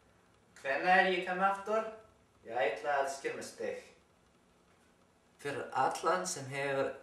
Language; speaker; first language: Icelandic; non-native, learner; English